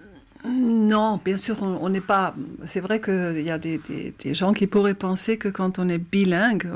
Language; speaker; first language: French; non-native, fluent; German